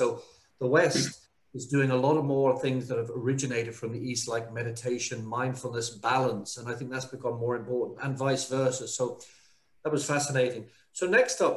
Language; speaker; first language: English; native; English